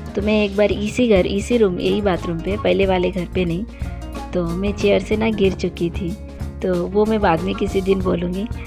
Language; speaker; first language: Hindi; non-native, local second language; Bangla